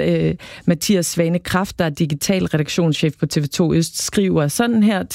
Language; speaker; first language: Danish; native; Danish